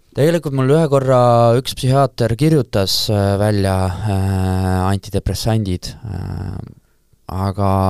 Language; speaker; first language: Estonian; native; Estonian